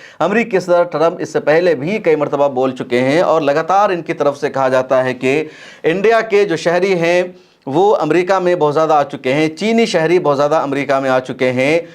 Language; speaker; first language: Urdu; native; Urdu